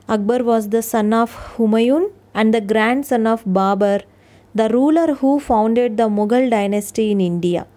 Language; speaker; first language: English; non-native, local second language; Telugu